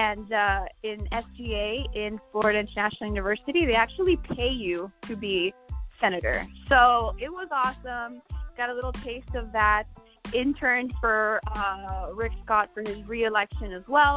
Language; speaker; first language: English; native; English